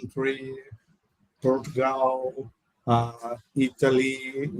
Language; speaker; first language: English; non-native, learner; Portuguese